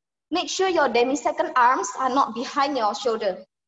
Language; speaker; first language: English; non-native, fluent; Indonesian